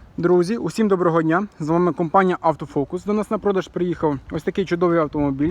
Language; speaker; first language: Ukrainian; native; Ukrainian